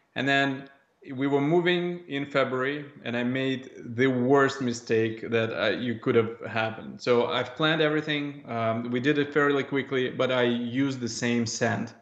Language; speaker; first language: English; non-native, fluent; Russian